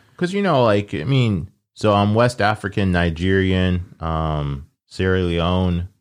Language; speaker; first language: English; early bilingual, other home language; Yoruba